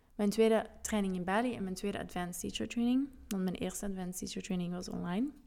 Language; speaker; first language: Dutch; native; Dutch